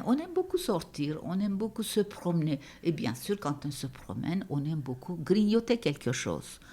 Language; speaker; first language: French; non-native, fluent; Turkish